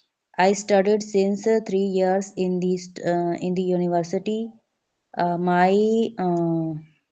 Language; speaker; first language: English; non-native, local second language; Hindi